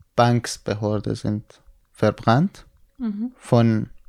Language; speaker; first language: German; non-native, fluent; Persian